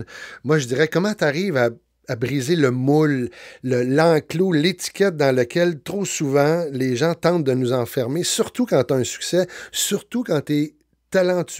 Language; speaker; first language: French; native; French